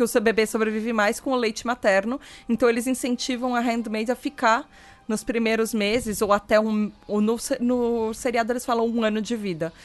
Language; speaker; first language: Portuguese; native; Portuguese